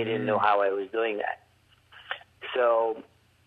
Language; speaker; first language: English; non-native, fluent; Haitian Creole